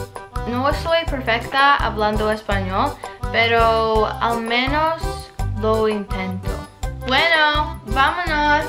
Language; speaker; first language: Spanish; non-native, learner; English